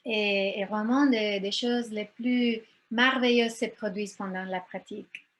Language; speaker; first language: French; non-native, fluent; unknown